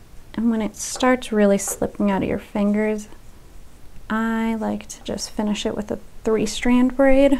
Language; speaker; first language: English; native; English